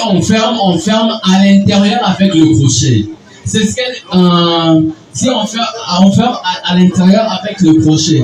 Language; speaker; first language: French; non-native, local second language; Lingala